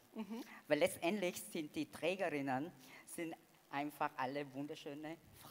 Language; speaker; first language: German; non-native, fluent; Vietnamese